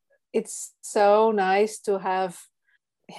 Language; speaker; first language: English; non-native, fluent; Dutch